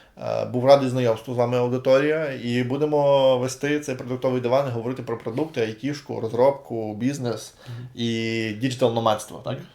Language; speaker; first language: Ukrainian; native; Ukrainian